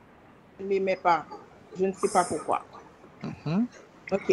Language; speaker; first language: French; non-native, local second language; Haitian Creole